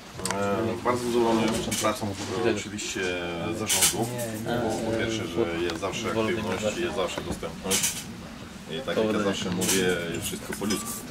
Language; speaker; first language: Polish; non-native, fluent; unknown